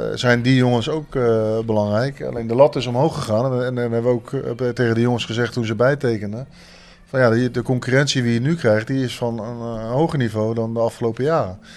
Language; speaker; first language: Dutch; native; Dutch